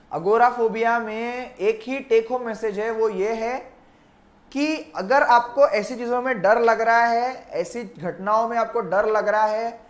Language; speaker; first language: Hindi; non-native, local second language; Marathi